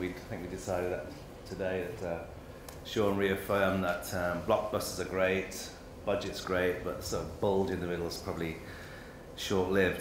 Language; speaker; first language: English; native; English